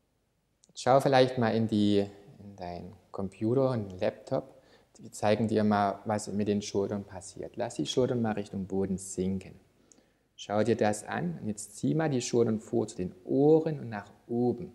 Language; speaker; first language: German; native; German